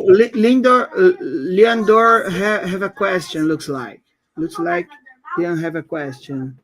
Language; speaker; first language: English; non-native, fluent; Portuguese